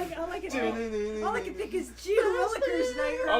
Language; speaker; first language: English; native; English